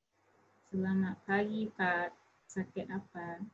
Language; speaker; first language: Indonesian; non-native, learner; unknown